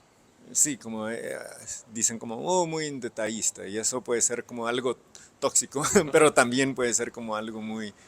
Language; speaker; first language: Spanish; non-native, fluent; English